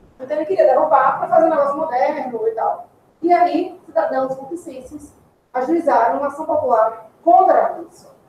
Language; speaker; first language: Portuguese; native; Portuguese